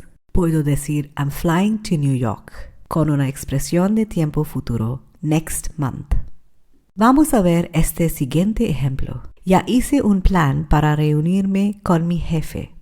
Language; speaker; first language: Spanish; non-native, fluent; English